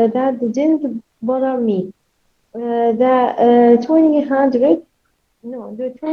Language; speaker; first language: English; non-native, learner; Arabic